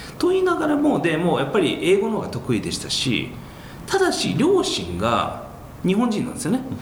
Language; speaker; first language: Japanese; early bilingual, heritage; Japanese